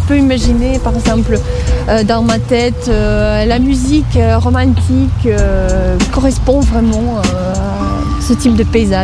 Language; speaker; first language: French; native; French